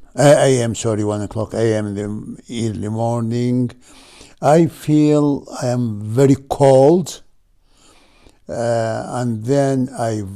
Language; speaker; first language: English; non-native, fluent; Arabic